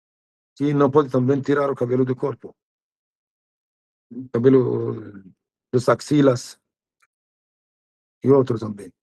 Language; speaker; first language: Portuguese; non-native, fluent; Arabic